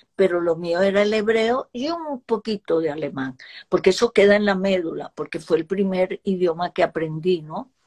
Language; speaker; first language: Spanish; early bilingual, other home language; Hebrew